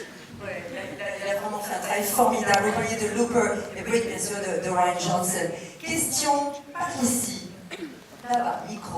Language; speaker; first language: French; native; French